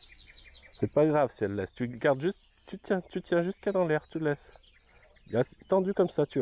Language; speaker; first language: French; native; French